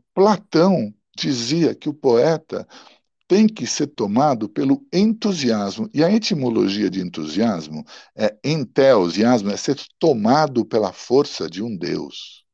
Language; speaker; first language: Portuguese; early bilingual, other home language; Italian